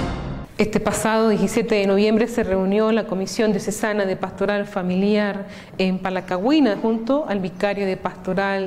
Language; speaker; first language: Spanish; native; Spanish